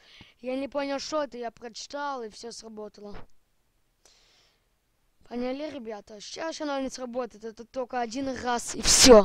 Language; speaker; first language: Russian; early bilingual, heritage; Russian